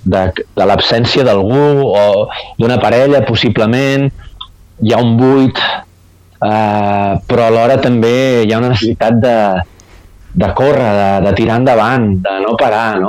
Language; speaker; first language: Catalan; native; Catalan